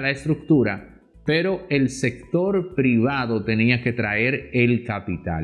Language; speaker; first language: Spanish; native; Spanish